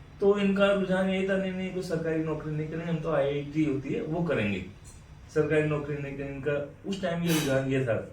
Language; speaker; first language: Hindi; native; Hindi